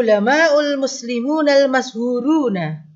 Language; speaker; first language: Arabic; non-native, fluent; Indonesian